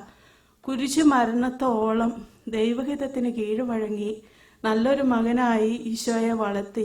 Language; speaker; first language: Malayalam; native; Malayalam